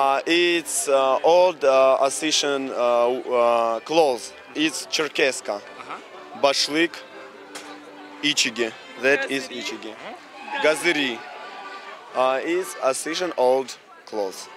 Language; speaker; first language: English; non-native, learner; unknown